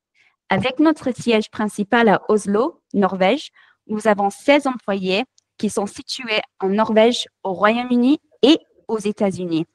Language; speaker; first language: French; non-native, fluent; English